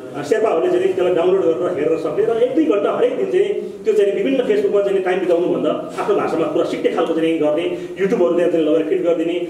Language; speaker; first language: Nepali; non-native, local second language; Sherpa